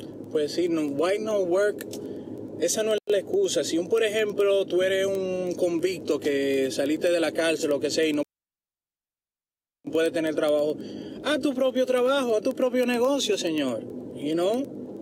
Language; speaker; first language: Spanish; native; Spanish